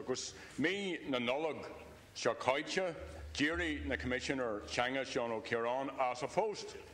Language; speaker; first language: Irish; non-native, local second language; English